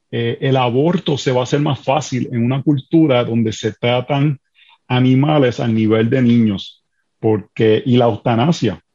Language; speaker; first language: Spanish; native; Spanish